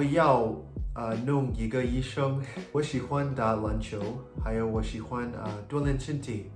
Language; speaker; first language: Chinese; early bilingual, heritage; English